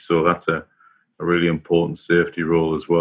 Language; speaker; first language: English; native; English